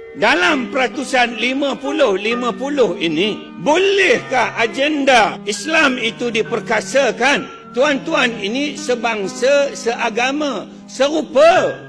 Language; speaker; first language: Malay; non-native, local second language; Chinese